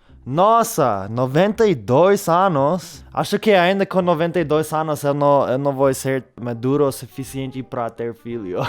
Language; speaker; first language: Portuguese; non-native, learner; English